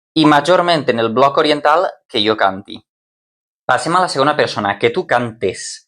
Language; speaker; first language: Catalan; native; Catalan